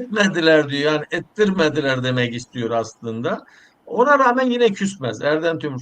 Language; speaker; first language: Turkish; native; Turkish